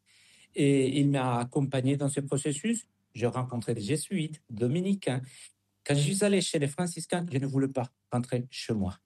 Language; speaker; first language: French; non-native, fluent; Spanish